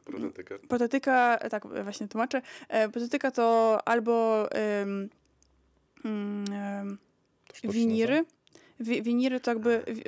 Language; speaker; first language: Polish; early bilingual, heritage; Polish